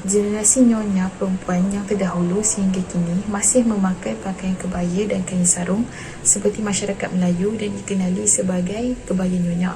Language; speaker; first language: Malay; native; Malay